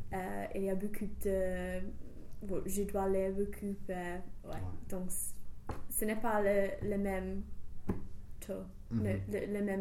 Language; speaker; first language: French; non-native, fluent; English